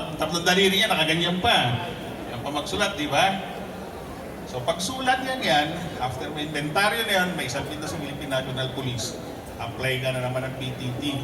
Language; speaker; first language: Filipino; non-native, local second language; Iloko